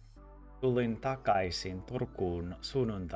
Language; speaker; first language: Finnish; non-native, learner; English